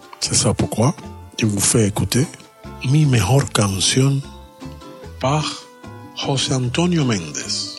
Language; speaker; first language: French; non-native, learner; Spanish